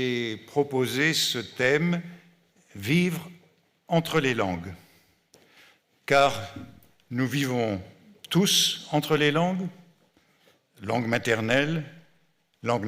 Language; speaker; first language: French; native; French